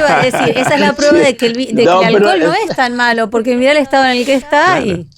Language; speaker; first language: Spanish; native; Spanish